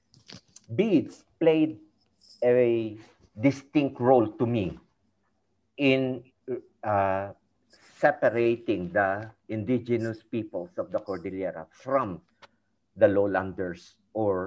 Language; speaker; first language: English; non-native, local second language; Iloko